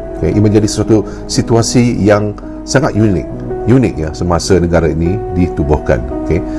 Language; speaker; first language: Malay; native; Malay